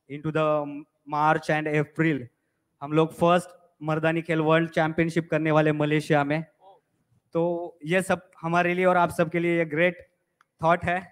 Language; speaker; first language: Hindi; non-native, local second language; Marathi